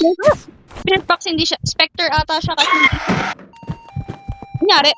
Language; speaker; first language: Filipino; native; Filipino